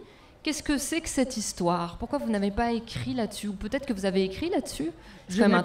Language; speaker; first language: French; native; French